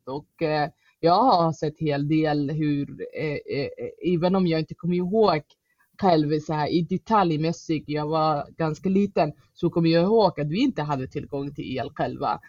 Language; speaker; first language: Swedish; non-native, fluent; Somali